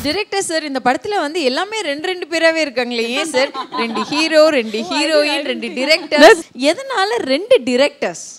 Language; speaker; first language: Tamil; native; Tamil